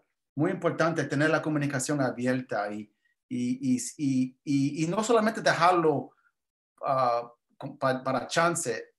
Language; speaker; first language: Spanish; early bilingual, heritage; English